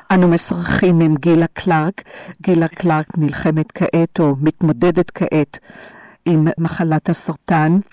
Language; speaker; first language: Hebrew; native; Hebrew